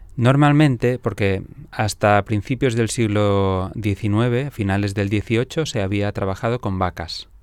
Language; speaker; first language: Spanish; non-native, local second language; Catalan